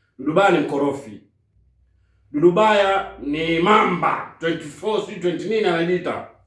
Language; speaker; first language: Swahili; native; Swahili